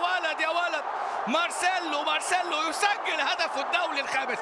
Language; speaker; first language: Arabic; native; Arabic